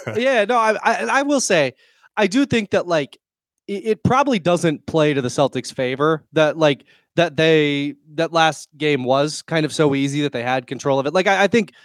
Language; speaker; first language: English; native; English